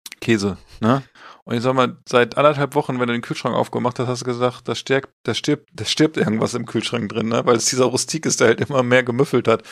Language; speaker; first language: German; native; German